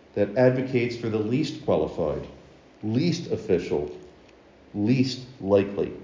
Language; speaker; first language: English; native; English